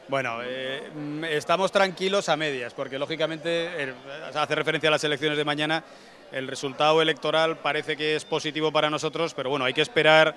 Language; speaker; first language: Spanish; native; Spanish